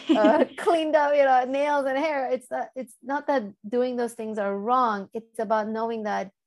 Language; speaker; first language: English; early bilingual, other home language; Turkish